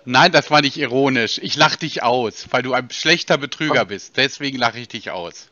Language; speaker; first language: German; native; German